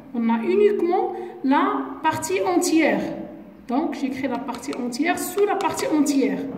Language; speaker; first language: French; non-native, local second language; Arabic